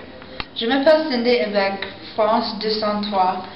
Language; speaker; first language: French; non-native, learner; English